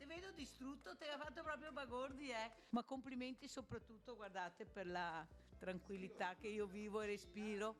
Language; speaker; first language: Italian; native; Italian